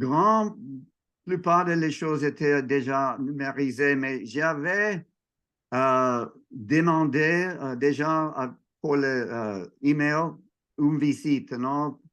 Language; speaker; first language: French; non-native, learner; English